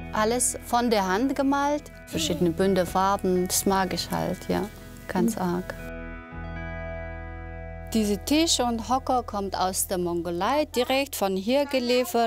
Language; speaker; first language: German; non-native, fluent; Mongolian